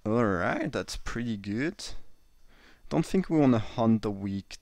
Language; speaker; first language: English; non-native, fluent; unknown